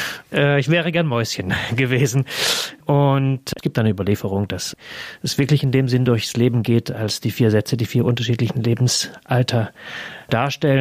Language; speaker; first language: German; native; German